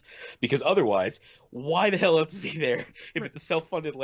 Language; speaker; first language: English; native; English